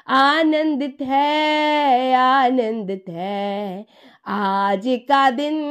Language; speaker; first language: Hindi; non-native, local second language; Punjabi